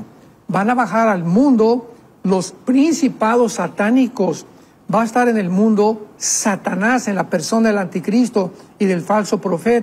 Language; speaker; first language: Spanish; native; Spanish